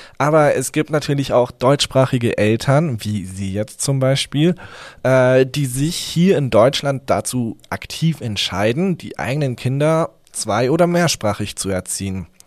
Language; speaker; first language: German; early bilingual, other home language; Hungarian